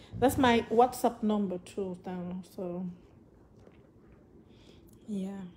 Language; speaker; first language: English; non-native, learner; Wolof